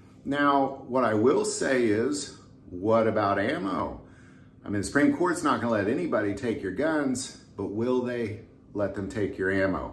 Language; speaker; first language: English; native; English